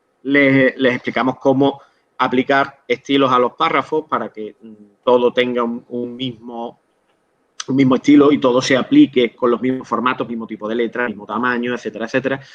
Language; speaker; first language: Spanish; native; Spanish